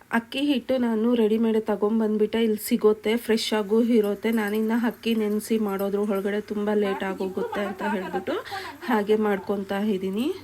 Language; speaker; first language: Kannada; native; Kannada